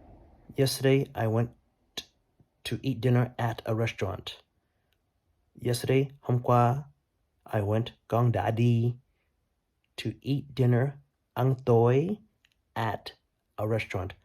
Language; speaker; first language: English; early bilingual, other home language; Vietnamese